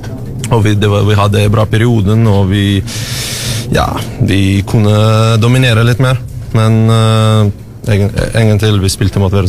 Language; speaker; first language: Norwegian; non-native, learner; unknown